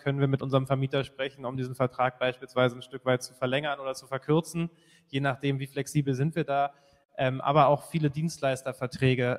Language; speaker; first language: German; native; German